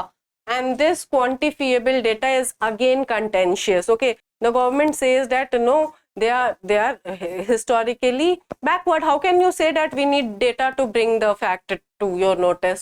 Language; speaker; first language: English; non-native, local second language; Hindi